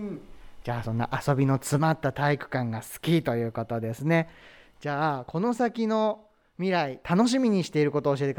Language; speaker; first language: Japanese; native; Japanese